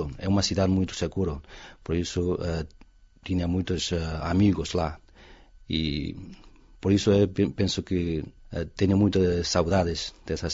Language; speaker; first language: Portuguese; non-native, fluent; Chinese